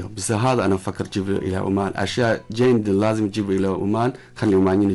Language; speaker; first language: Arabic; non-native, learner; Chinese